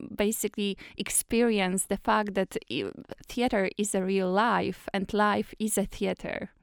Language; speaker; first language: English; non-native, fluent; Polish